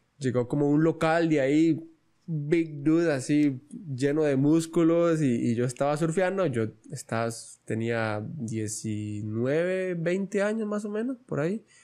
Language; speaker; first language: Spanish; native; Spanish